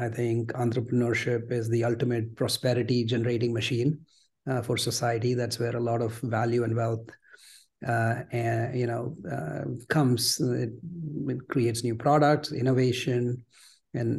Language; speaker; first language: English; non-native, local second language; Gujarati